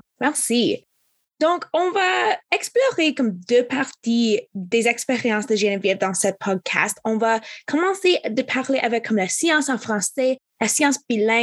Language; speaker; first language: French; non-native, local second language; English